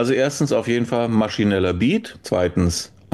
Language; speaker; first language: German; native; German